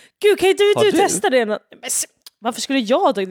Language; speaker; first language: Swedish; native; Swedish